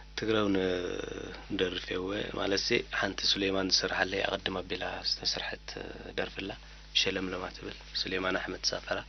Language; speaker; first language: Tigrinya; non-native, local second language; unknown